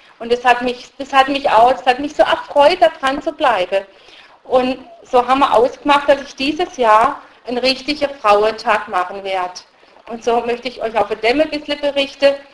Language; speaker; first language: German; early bilingual, other home language; Russian